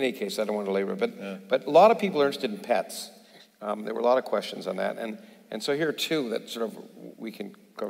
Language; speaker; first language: English; native; English